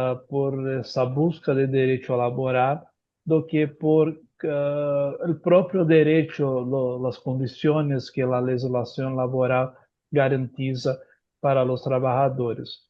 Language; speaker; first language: Spanish; non-native, learner; Portuguese